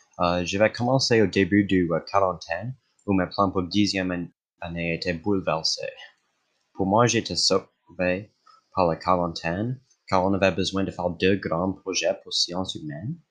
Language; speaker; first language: French; non-native, local second language; English